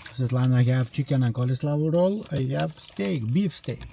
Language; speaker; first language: English; non-native, learner; Lithuanian